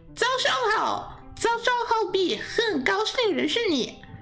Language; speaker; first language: Chinese; non-native, learner; English